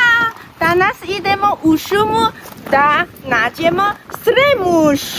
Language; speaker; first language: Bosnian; non-native, learner; Chinese